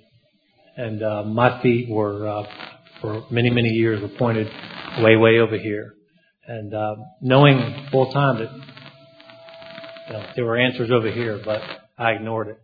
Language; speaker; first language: English; native; English